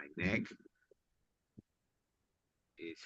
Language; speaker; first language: English; non-native, learner; Spanish